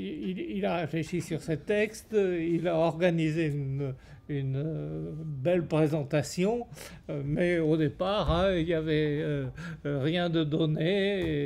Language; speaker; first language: French; native; French